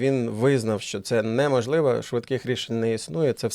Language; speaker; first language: Ukrainian; native; Ukrainian